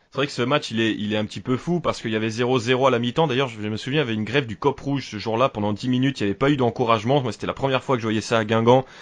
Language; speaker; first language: French; native; French